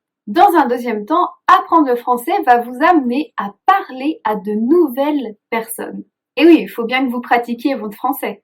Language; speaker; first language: French; native; French